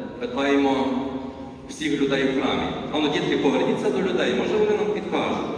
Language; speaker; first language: Ukrainian; native; Ukrainian